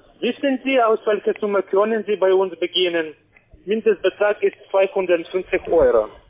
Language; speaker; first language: German; non-native, learner; Polish